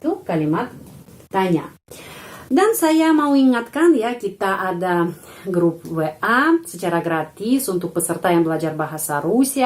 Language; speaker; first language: Indonesian; non-native, fluent; Russian